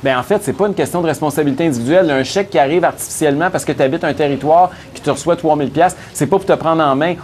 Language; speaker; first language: French; native; French